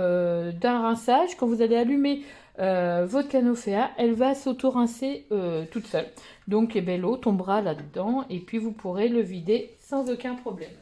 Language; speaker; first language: French; native; French